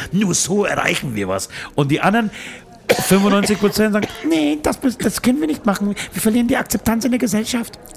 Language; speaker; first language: German; native; German